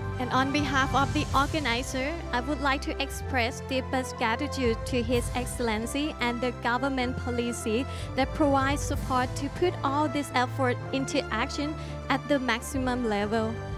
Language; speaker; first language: English; non-native, fluent; Thai